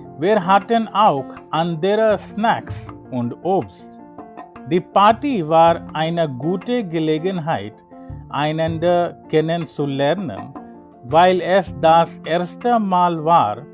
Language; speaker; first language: German; non-native, learner; Hindi